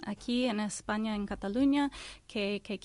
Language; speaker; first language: Spanish; non-native, learner; English